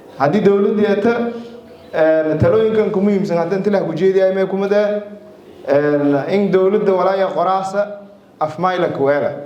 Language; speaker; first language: Somali; non-native, local second language; Maay